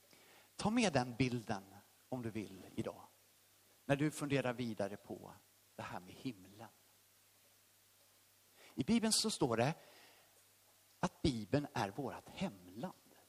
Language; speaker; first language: Swedish; native; Swedish